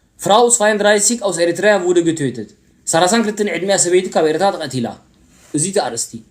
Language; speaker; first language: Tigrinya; early bilingual, heritage; Tigrinya